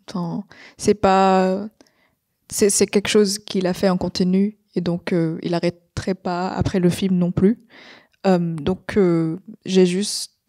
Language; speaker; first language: French; non-native, fluent; Vietnamese